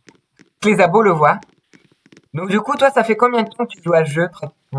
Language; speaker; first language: French; native; French